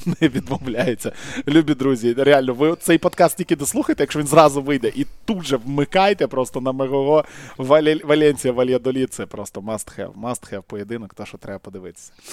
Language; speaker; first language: Ukrainian; non-native, local second language; Russian